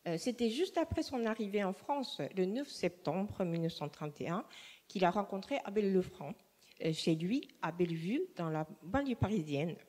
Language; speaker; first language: French; non-native, fluent; Japanese